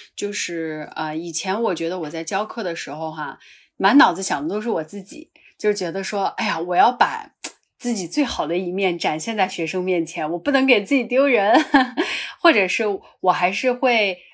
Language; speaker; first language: Chinese; native; Chinese